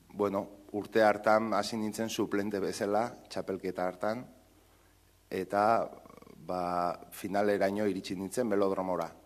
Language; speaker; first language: Basque; non-native, local second language; Spanish